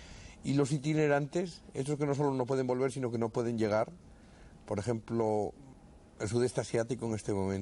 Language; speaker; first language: Spanish; native; Spanish